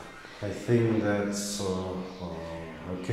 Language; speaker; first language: English; non-native, fluent; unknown